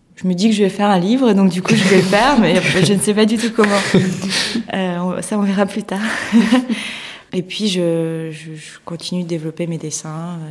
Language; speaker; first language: French; early bilingual, other home language; Russian